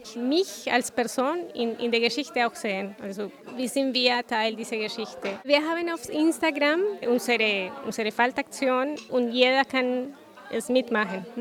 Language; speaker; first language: German; non-native, fluent; Spanish